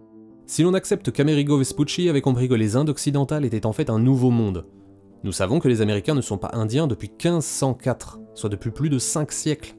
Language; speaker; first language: French; native; French